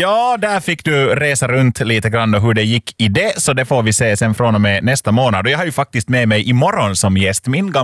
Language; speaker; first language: Swedish; native; Swedish